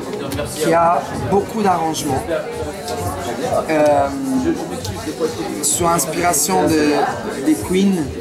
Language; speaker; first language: French; non-native, fluent; Italian